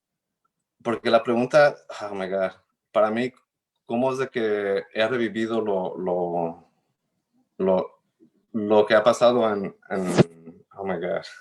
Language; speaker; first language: Spanish; early bilingual, heritage; Spanish